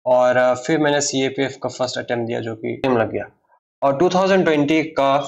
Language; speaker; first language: Hindi; native; Hindi